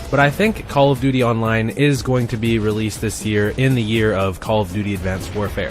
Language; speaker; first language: English; native; English